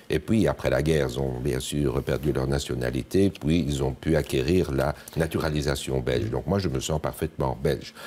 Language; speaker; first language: French; native; French